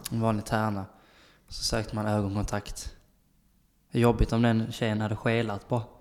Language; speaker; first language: Swedish; native; Swedish